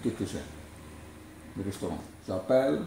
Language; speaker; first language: French; non-native, learner; Italian